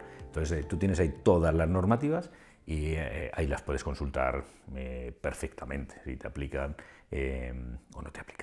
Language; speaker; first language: Spanish; native; Spanish